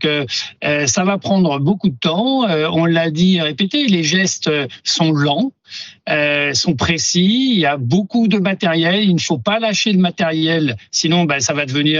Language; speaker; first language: French; native; French